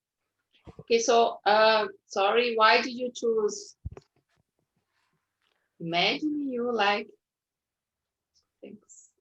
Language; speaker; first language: English; non-native, fluent; Portuguese